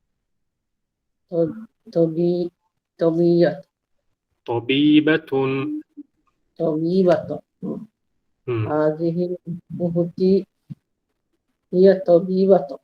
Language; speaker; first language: Arabic; non-native, learner; Divehi